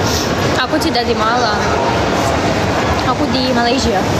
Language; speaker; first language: Indonesian; non-native, learner; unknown